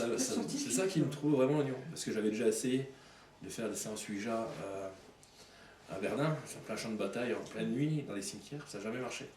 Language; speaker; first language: French; native; French